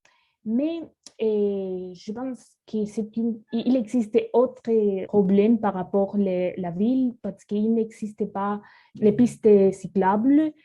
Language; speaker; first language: French; non-native, learner; Spanish